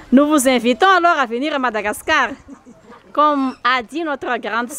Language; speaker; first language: French; non-native, local second language; Malagasy